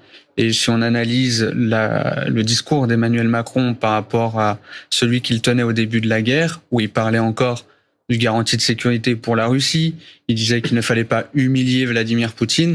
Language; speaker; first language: French; native; French